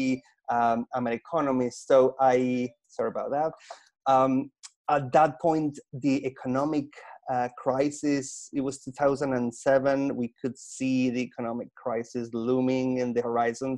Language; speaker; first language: English; non-native, fluent; Spanish